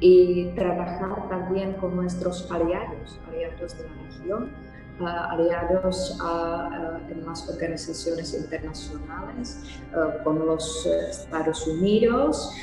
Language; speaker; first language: Spanish; non-native, fluent; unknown